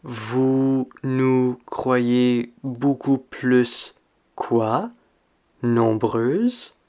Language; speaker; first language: French; non-native, fluent; English